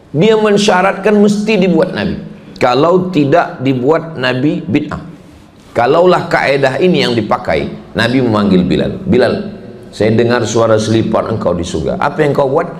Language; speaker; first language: Malay; native; Malay